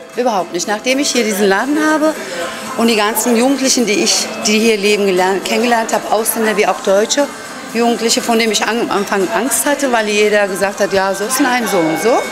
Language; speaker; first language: German; non-native, fluent; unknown